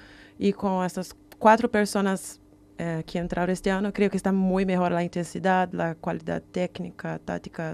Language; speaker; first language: Spanish; non-native, learner; Portuguese